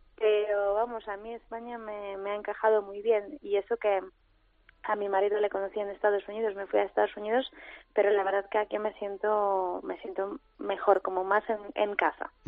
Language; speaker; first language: Spanish; non-native, fluent; Polish